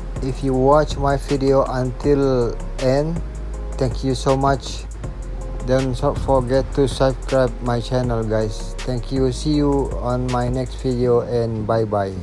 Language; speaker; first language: English; non-native, local second language; Indonesian